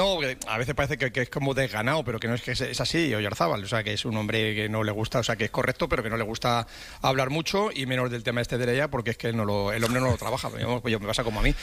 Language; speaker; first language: Spanish; native; Spanish